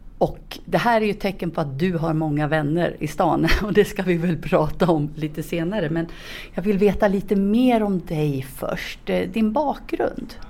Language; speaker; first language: Swedish; native; Swedish